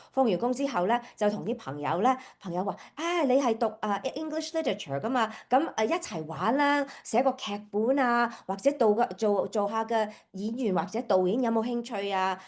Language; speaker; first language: Cantonese; early bilingual, heritage; Cantonese